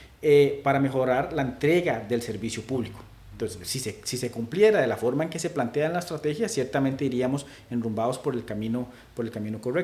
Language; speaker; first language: Spanish; native; Spanish